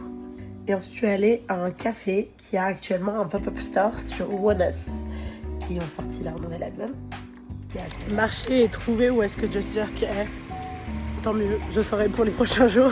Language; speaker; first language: French; native; French